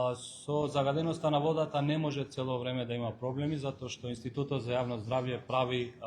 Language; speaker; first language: Macedonian; non-native, local second language; Albanian